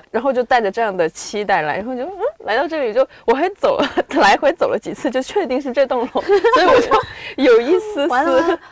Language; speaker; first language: Chinese; native; Chinese